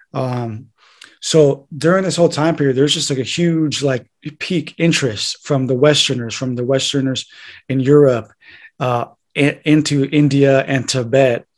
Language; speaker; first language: English; native; English